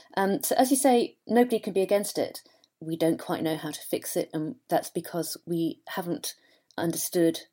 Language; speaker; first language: English; native; English